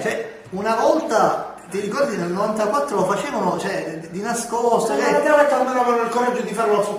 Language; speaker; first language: Italian; native; Italian